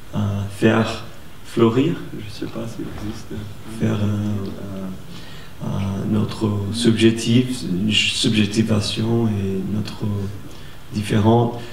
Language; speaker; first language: French; non-native, fluent; Portuguese